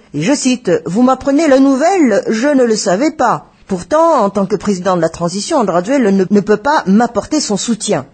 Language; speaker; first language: French; non-native, local second language; Malagasy